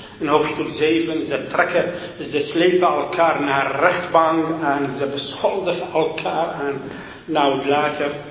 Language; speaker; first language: Dutch; non-native, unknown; Arabic